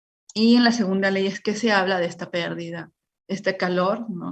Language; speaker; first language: Spanish; native; Spanish